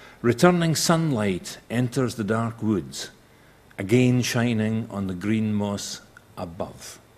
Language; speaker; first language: English; native; English